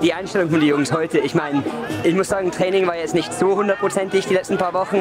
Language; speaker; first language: German; non-native, fluent; Spanish